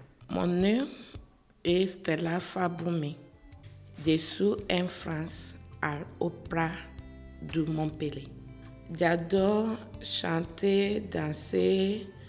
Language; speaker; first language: French; non-native, learner; Yoruba